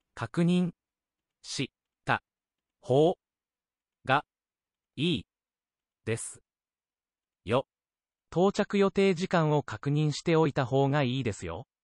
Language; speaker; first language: Japanese; non-native, learner; English